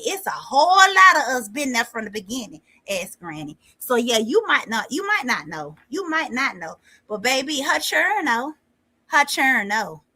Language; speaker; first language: English; native; English